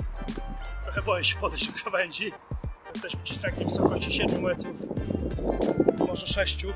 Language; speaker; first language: Polish; native; Polish